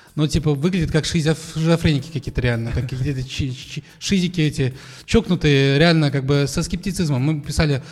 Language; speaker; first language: Russian; native; Russian